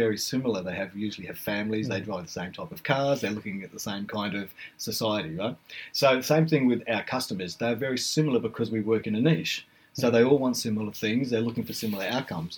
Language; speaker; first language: English; native; English